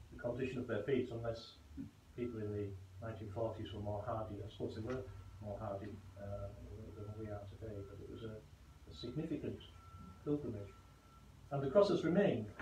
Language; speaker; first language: English; native; English